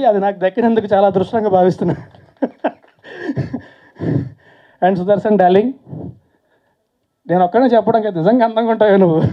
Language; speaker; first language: Telugu; native; Telugu